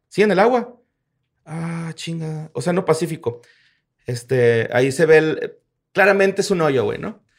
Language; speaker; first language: Spanish; native; Spanish